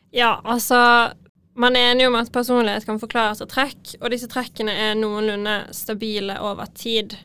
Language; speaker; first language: Norwegian; native; Norwegian